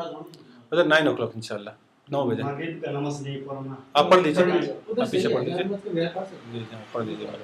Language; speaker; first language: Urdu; non-native, fluent; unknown